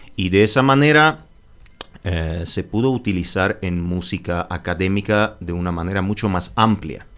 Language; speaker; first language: Spanish; early bilingual, other home language; Armenian